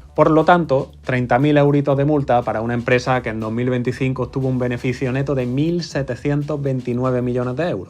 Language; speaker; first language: Spanish; native; Spanish